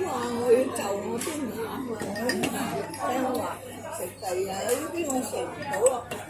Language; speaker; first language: Cantonese; native; Cantonese